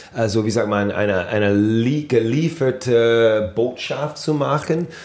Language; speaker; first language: German; non-native, fluent; English